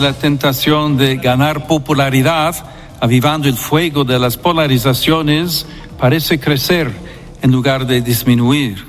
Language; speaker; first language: Spanish; non-native, fluent; English